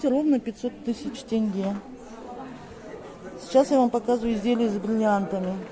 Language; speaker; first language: Russian; native; Russian